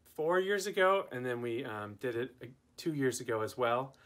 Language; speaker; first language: English; native; English